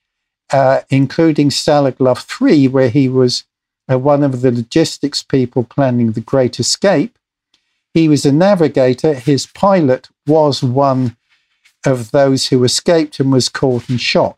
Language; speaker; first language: English; native; English